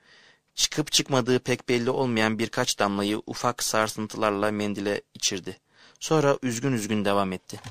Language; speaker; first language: Turkish; native; Turkish